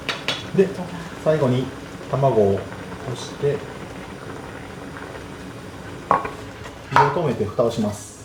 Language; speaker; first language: Japanese; native; Japanese